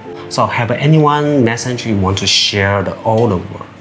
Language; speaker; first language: English; non-native, learner; Chinese